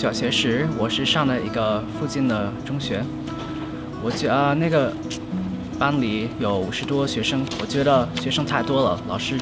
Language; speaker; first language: Chinese; early bilingual, other home language; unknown